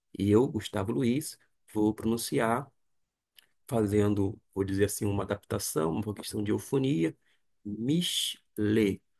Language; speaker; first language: Portuguese; native; Portuguese